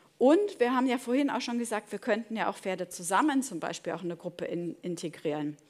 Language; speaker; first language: German; native; German